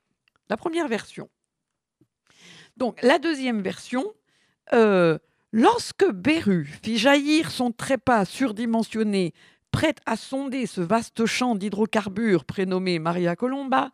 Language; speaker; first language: French; native; French